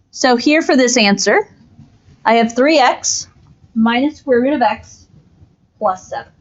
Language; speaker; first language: English; native; English